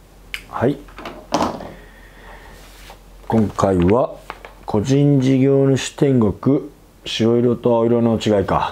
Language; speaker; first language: Japanese; native; Japanese